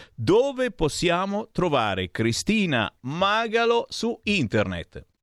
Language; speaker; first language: Italian; native; Italian